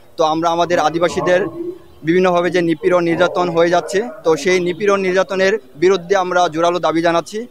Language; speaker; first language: Bangla; non-native, local second language; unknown